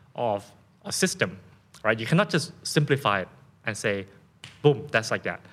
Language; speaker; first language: English; non-native, fluent; Thai